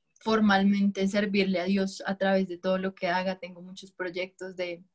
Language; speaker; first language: Spanish; native; Spanish